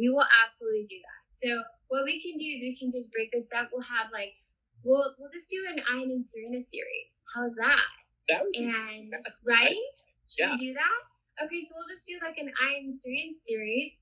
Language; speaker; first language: English; native; English